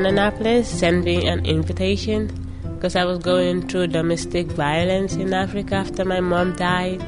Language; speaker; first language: English; non-native, local second language; Mandingo